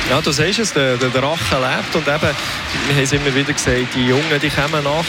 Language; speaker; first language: German; native; German